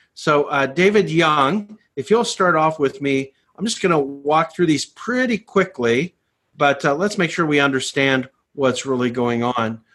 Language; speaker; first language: English; native; English